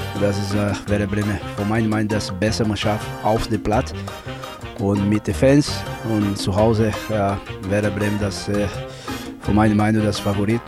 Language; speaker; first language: German; non-native, learner; Portuguese